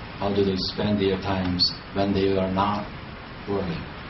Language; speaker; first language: English; non-native, fluent; Turkish